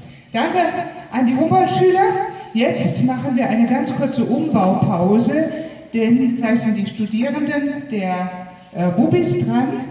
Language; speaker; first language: German; native; German